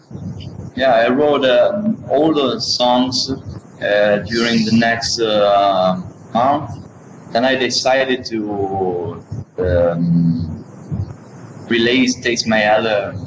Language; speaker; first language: English; non-native, learner; Italian